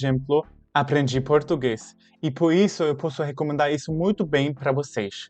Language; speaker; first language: Portuguese; non-native, fluent; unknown